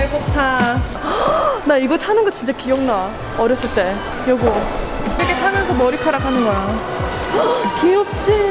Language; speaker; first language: Korean; early bilingual, heritage; English